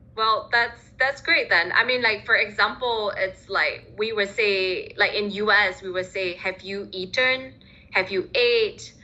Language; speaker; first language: English; early bilingual, other home language; Chinese